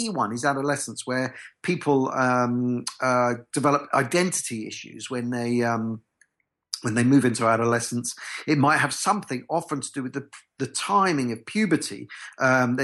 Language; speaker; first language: English; native; English